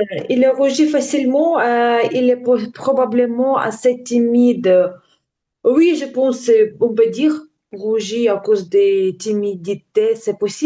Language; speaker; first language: French; non-native, learner; Ukrainian